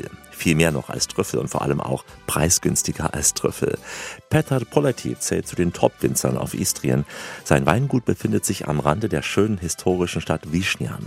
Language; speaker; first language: German; native; German